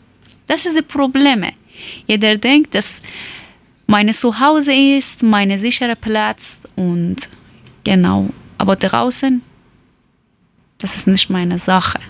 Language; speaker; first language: German; non-native, learner; Persian